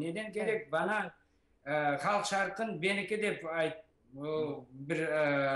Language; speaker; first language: Turkish; non-native, learner; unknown